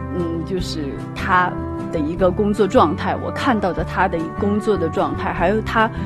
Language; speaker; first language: Chinese; native; Chinese